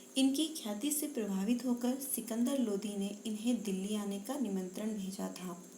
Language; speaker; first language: Hindi; native; Hindi